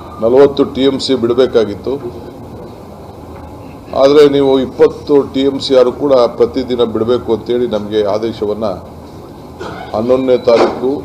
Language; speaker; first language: Kannada; native; Kannada